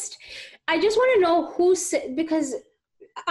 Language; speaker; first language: English; non-native, local second language; Ganda